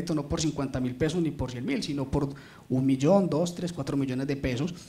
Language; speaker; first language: Spanish; native; Spanish